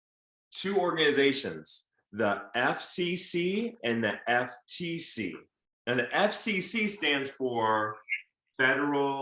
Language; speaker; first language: English; native; English